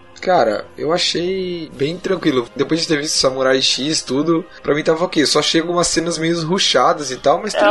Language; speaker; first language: Portuguese; native; Portuguese